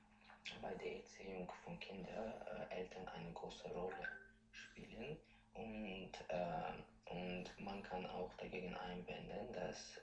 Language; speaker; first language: German; non-native, learner; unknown